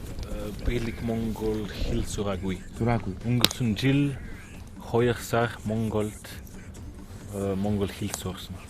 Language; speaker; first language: Mongolian; non-native, learner; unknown